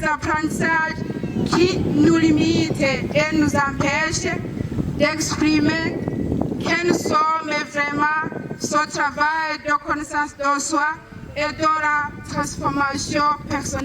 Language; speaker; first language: French; non-native, learner; Rundi